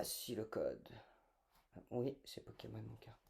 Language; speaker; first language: French; native; French